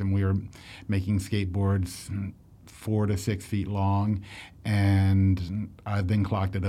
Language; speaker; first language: English; native; English